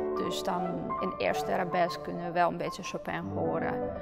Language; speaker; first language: Dutch; non-native, fluent; Russian